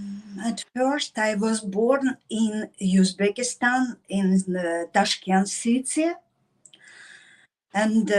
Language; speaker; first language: English; non-native, learner; Russian